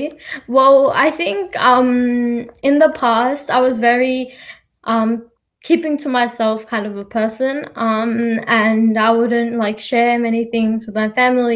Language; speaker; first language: English; early bilingual, other home language; Nepali